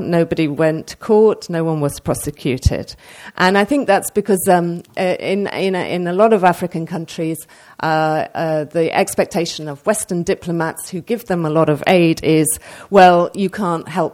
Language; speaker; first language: English; native; English